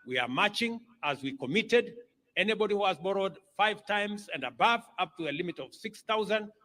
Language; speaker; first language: English; non-native, local second language; Kalenjin